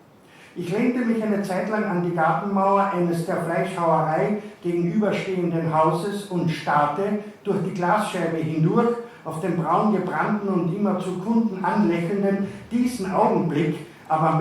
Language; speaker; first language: German; native; German